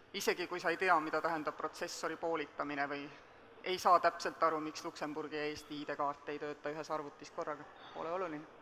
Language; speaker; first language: Estonian; native; Estonian